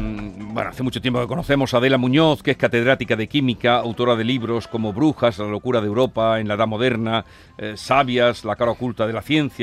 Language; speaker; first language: Spanish; native; Spanish